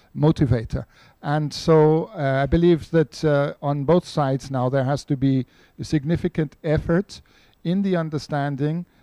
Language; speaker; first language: English; non-native, fluent; Portuguese